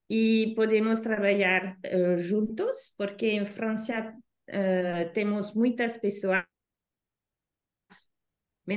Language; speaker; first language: Spanish; non-native, learner; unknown